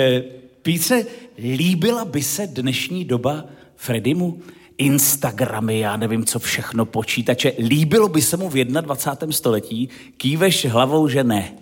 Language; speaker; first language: Czech; native; Czech